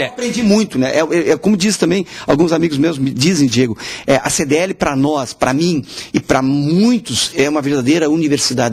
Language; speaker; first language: Portuguese; native; Portuguese